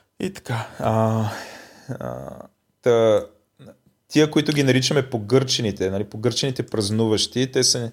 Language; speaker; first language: Bulgarian; native; Bulgarian